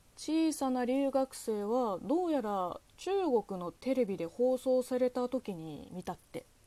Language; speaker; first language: Japanese; non-native, fluent; Chinese